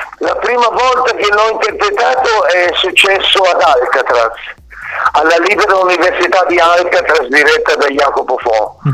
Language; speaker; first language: Italian; native; Italian